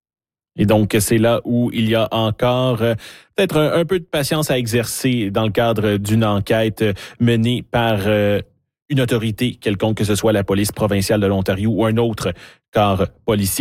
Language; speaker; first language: French; native; French